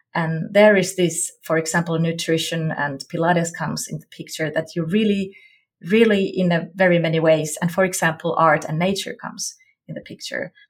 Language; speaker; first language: English; non-native, fluent; Finnish